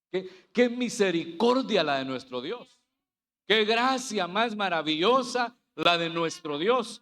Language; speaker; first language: Spanish; native; Spanish